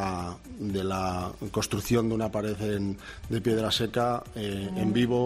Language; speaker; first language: Spanish; native; Spanish